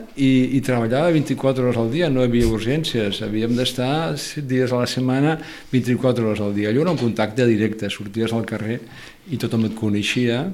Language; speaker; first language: Catalan; non-native, local second language; Spanish